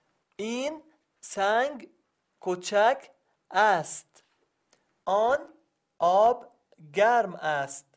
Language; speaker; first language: Persian; non-native, learner; Arabic